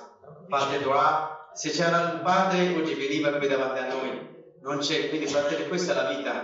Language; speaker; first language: Italian; non-native, fluent; Bangla